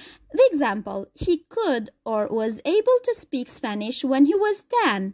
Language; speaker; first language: English; non-native, fluent; Albanian